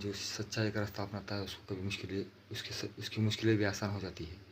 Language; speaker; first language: Hindi; non-native, local second language; Marathi